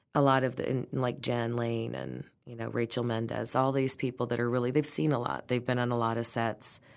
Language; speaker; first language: English; native; English